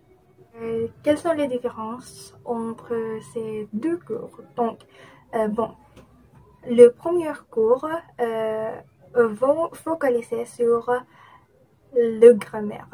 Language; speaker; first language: French; non-native, learner; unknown